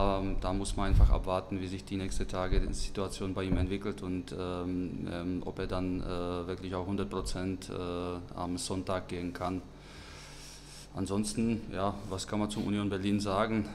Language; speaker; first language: German; non-native, fluent; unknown